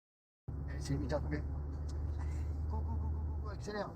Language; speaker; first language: French; native; French